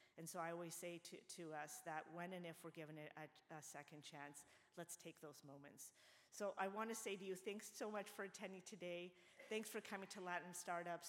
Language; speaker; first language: English; native; English